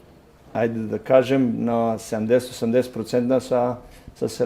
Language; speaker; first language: Bulgarian; non-native, learner; Serbian